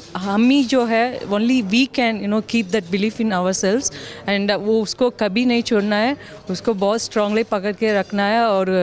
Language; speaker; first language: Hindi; non-native, local second language; Tamil